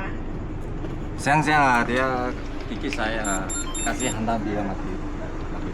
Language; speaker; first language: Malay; non-native, local second language; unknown